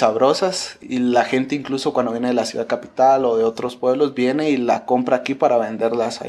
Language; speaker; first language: Spanish; native; Spanish